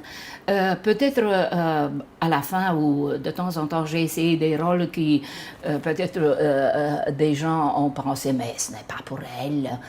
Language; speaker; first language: French; non-native, fluent; Romanian